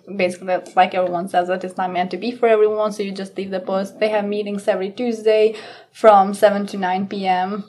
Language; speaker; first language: English; non-native, fluent; Albanian